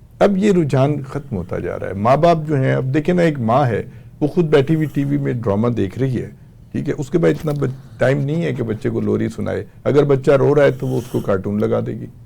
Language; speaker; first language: Urdu; native; Urdu